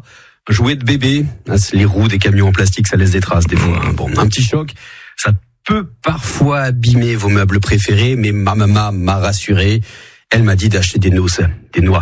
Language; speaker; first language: French; native; French